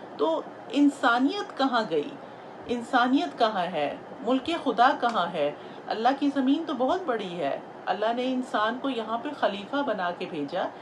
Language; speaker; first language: Urdu; native; Urdu